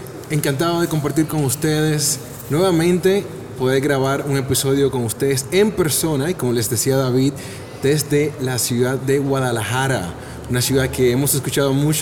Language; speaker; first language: Spanish; native; Spanish